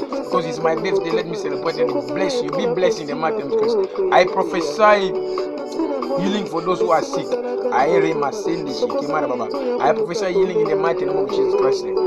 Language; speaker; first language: English; non-native, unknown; Lingala